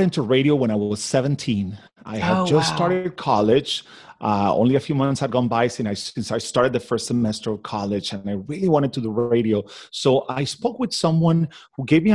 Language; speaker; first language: English; non-native, fluent; Spanish